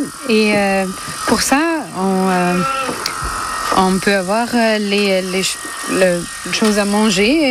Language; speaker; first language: French; non-native, learner; German